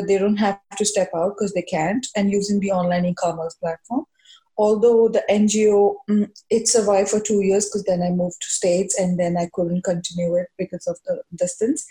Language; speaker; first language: English; non-native, local second language; Hindi